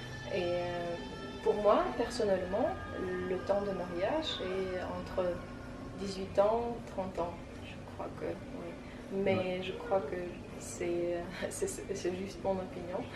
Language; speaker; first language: French; non-native, fluent; Tajik